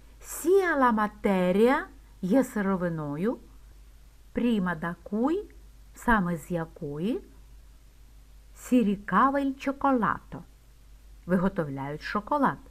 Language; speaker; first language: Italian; non-native, fluent; Ukrainian